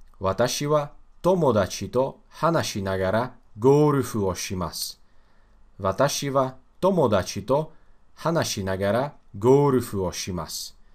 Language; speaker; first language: Japanese; non-native, learner; Russian